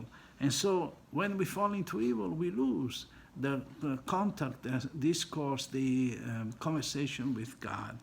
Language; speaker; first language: English; non-native, fluent; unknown